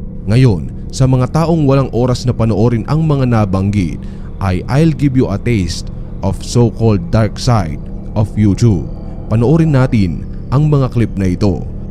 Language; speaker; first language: Filipino; native; Filipino